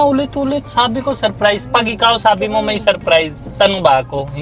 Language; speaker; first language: Filipino; non-native, learner; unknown